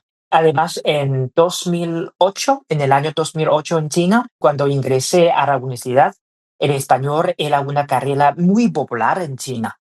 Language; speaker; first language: Spanish; non-native, fluent; Chinese